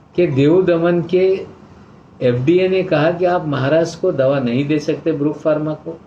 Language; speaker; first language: Hindi; non-native, local second language; Marathi